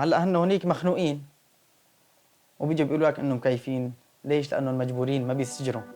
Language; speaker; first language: Arabic; native; Arabic